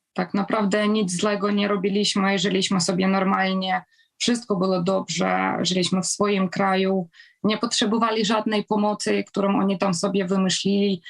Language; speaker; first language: Polish; non-native, fluent; Ukrainian